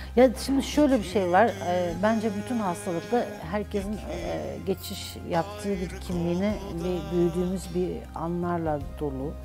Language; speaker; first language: Turkish; non-native, fluent; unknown